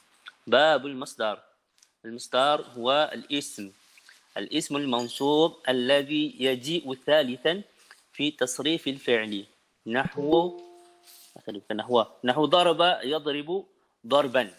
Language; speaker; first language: Arabic; non-native, fluent; Malay